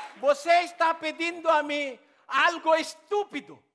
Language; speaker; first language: Portuguese; non-native, learner; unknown